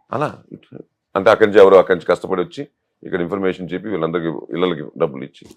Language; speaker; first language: Telugu; native; Telugu